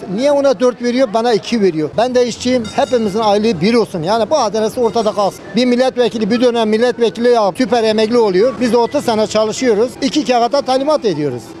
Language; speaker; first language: Turkish; native; Turkish